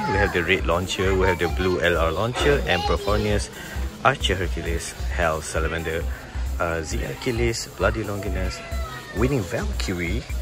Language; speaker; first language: English; non-native, local second language; Malay